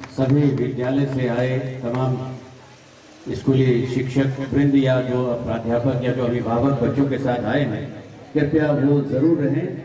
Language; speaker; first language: Hindi; native; Hindi